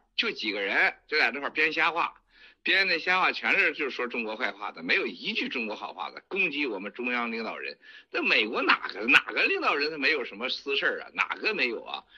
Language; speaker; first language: Chinese; native; Chinese